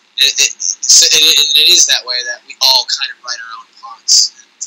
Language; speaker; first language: English; native; English